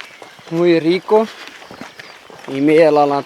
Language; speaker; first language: Spanish; non-native, learner; Portuguese